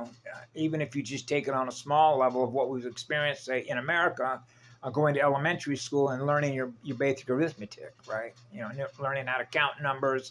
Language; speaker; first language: English; native; English